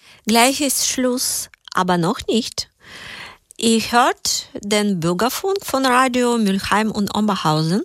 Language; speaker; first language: German; native; German